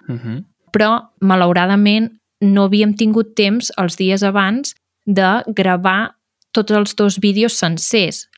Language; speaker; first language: Catalan; native; Catalan